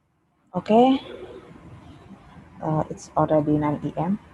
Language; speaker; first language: English; non-native, learner; Indonesian